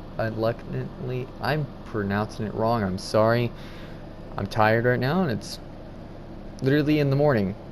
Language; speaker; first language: English; native; English